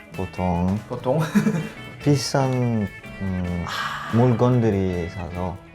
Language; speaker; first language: Korean; non-native, learner; Italian